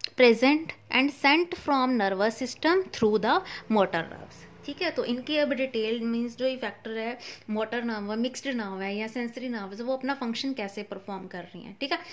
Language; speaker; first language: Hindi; non-native, local second language; Punjabi